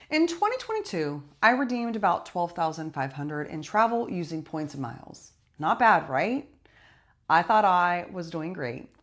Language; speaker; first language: English; native; English